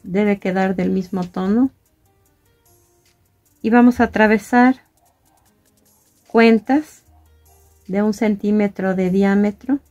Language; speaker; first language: Spanish; native; Spanish